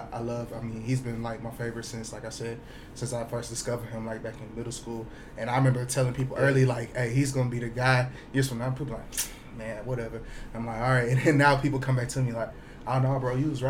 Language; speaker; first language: English; native; English